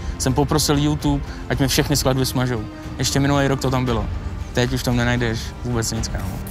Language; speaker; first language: Czech; native; Czech